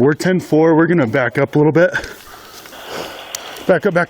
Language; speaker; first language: English; native; English